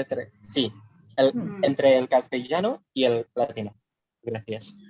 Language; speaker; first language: Spanish; non-native, learner; Indonesian